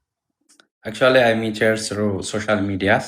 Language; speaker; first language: English; non-native, learner; Amharic